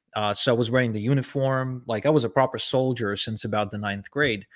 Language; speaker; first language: English; early bilingual, other home language; Ukrainian